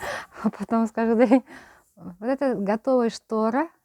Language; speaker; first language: Russian; non-native, local second language; Kyrgyz